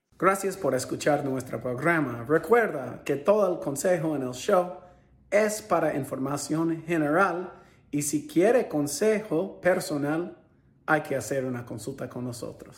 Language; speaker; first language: Spanish; non-native, fluent; English